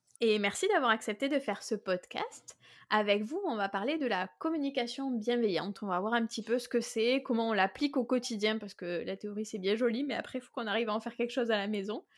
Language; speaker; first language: French; native; French